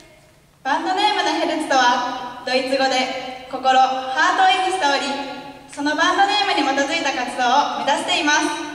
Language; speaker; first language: Japanese; native; Japanese